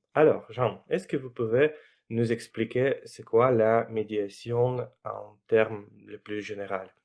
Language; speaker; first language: French; non-native, fluent; Russian